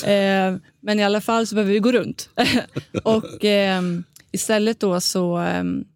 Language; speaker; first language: Swedish; native; Swedish